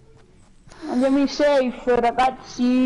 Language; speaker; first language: Italian; native; Italian